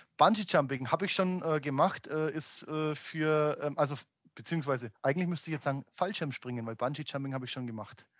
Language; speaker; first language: German; native; German